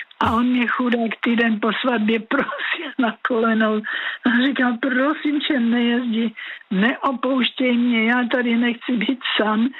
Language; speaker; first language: Czech; native; Czech